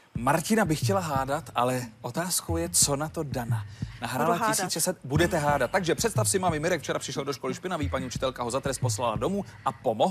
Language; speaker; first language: Czech; native; Czech